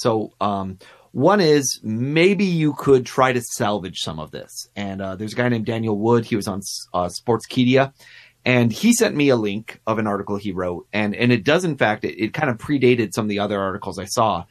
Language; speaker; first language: English; native; English